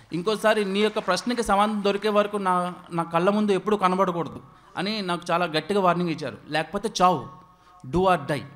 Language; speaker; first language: Telugu; non-native, local second language; Odia